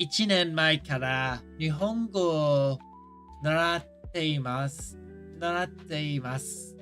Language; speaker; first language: Japanese; non-native, learner; English